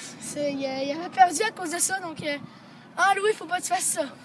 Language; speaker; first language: French; native; French